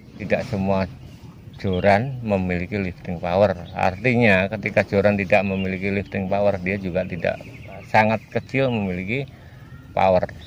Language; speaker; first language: Indonesian; non-native, local second language; Javanese